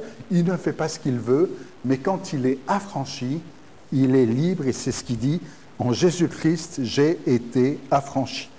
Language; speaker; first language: French; native; French